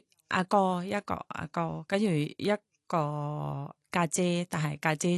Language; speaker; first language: Cantonese; non-native, learner; Thai